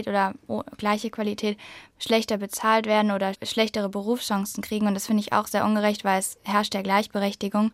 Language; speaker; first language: German; native; German